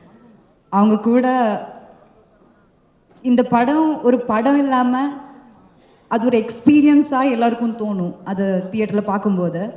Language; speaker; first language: Tamil; non-native, learner; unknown